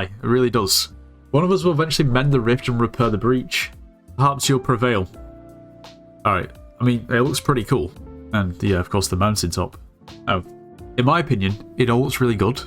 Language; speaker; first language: English; native; English